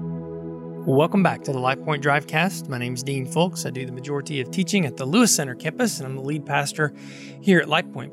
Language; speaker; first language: English; native; English